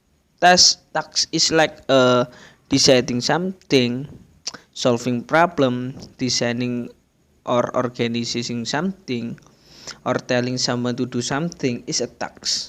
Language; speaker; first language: English; non-native, learner; Indonesian